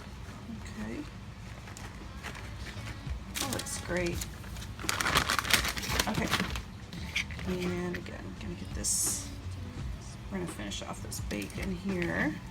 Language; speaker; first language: English; native; English